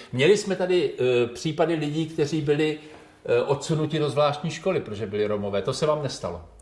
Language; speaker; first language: Czech; native; Czech